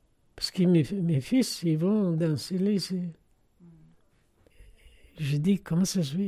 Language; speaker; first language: French; non-native, fluent; Arabic